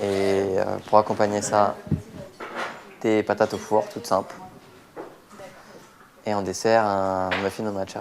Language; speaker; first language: French; native; French